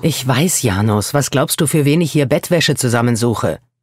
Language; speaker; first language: German; native; German